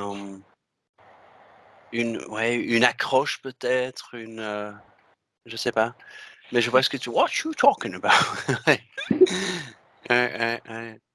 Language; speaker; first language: French; native; French